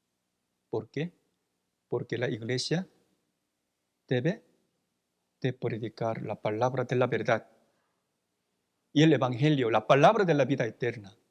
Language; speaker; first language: Spanish; non-native, fluent; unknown